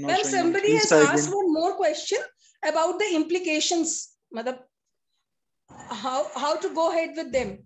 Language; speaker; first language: English; non-native, local second language; Hindi